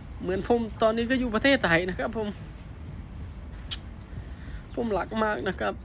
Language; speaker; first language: Thai; non-native, fluent; Khmer